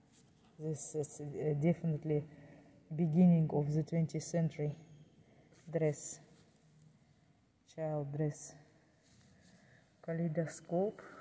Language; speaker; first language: English; non-native, learner; Russian